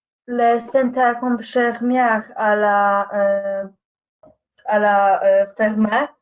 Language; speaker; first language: French; non-native, learner; Polish